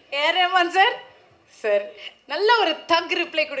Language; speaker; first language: Tamil; native; Tamil